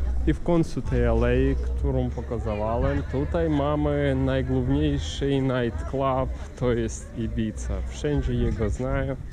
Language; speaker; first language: Polish; non-native, learner; Ukrainian